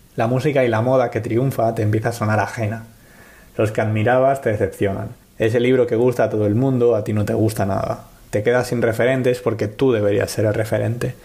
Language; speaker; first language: Spanish; native; Spanish